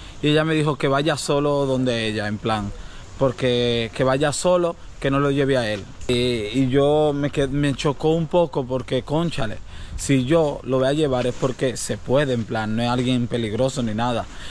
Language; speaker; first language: Spanish; native; Spanish